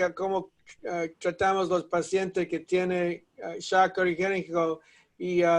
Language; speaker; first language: Spanish; early bilingual, heritage; Spanish